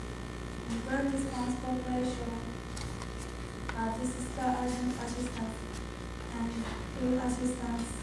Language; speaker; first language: English; non-native, learner; Japanese